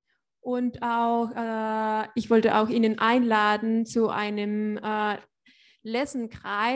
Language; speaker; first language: German; non-native, learner; Spanish